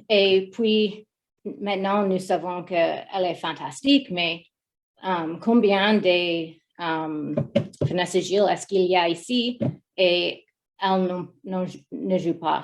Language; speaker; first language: French; non-native, learner; English